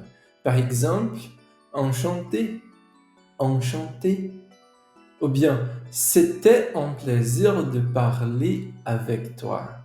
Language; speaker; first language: French; non-native, fluent; Portuguese